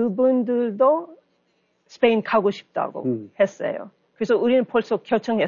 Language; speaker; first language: Korean; non-native, learner; English